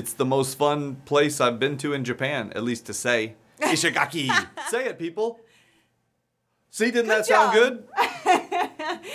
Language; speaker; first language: English; native; English